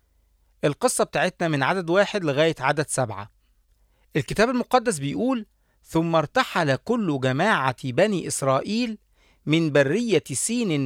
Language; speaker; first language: Arabic; native; Arabic